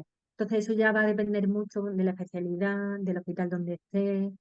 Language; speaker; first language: Spanish; native; Spanish